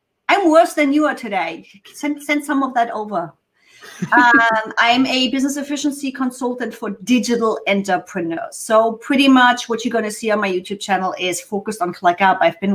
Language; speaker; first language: English; non-native, fluent; German